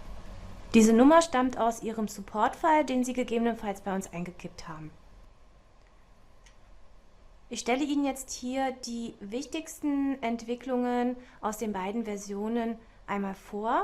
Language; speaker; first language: German; native; German